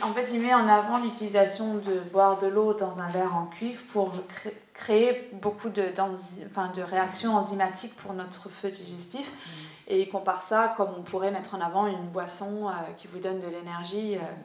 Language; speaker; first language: French; native; French